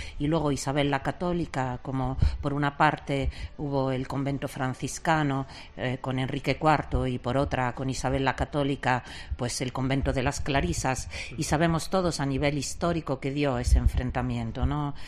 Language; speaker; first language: Spanish; non-native, fluent; Italian